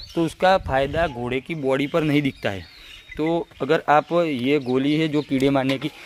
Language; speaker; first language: Hindi; non-native, local second language; Gujarati